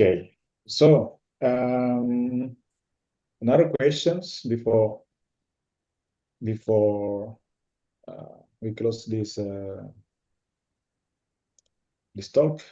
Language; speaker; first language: English; non-native, fluent; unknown